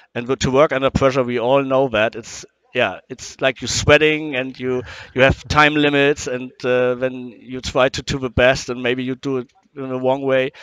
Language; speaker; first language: English; non-native, fluent; German